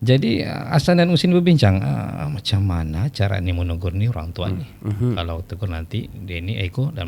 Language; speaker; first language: Malay; native; Malay